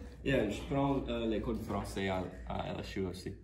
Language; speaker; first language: French; non-native, learner; English